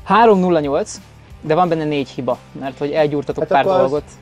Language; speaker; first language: Hungarian; native; Hungarian